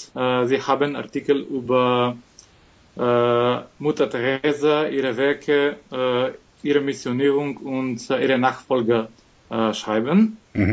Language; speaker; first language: German; non-native, fluent; Macedonian